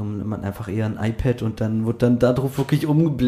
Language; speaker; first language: German; native; German